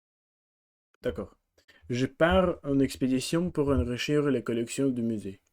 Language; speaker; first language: French; non-native, learner; Russian